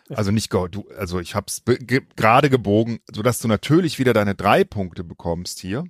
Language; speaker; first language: German; native; German